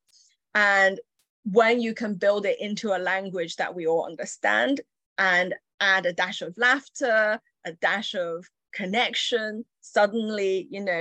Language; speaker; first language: English; early bilingual, other home language; Chinese